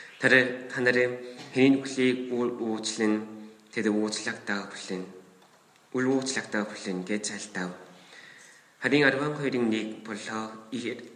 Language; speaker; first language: Mongolian; non-native, fluent; Korean